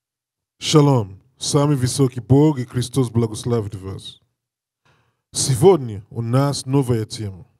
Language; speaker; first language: Russian; non-native, learner; English